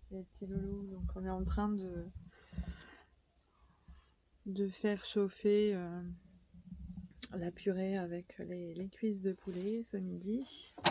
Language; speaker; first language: French; native; French